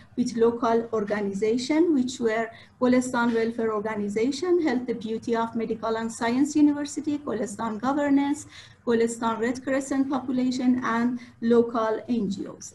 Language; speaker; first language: English; non-native, fluent; Persian